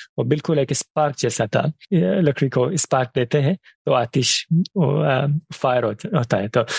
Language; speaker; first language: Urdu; non-native, fluent; Persian